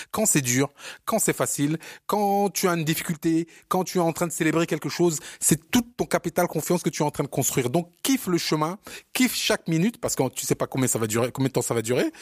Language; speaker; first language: French; early bilingual, other home language; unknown